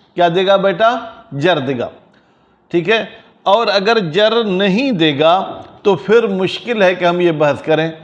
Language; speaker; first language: Urdu; non-native, local second language; Sindhi